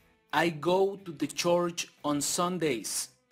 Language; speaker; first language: English; non-native, fluent; Spanish